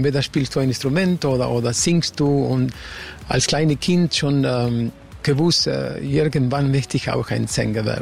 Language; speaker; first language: German; non-native, fluent; Spanish